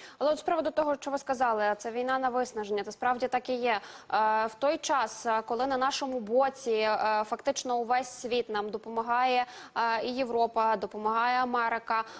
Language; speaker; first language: Ukrainian; native; Ukrainian